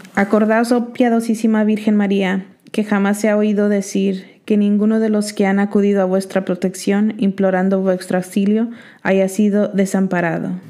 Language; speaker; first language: Spanish; early bilingual, heritage; Spanish